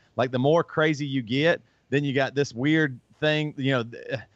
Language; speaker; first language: English; native; English